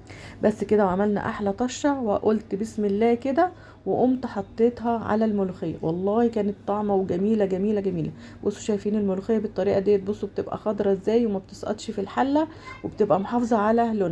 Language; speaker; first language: Arabic; native; Arabic